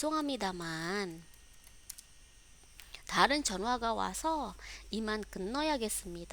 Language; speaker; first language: Korean; non-native, fluent; Indonesian